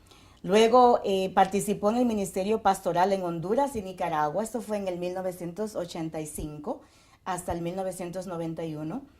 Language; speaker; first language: Spanish; native; Spanish